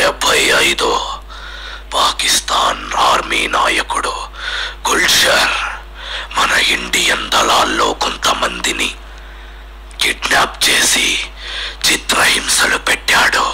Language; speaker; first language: Telugu; native; Telugu